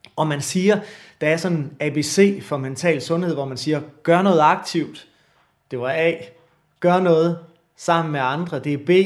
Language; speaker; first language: Danish; native; Danish